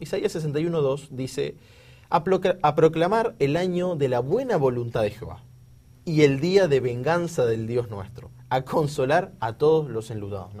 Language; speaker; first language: Spanish; native; Spanish